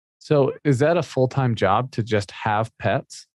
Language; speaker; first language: English; native; English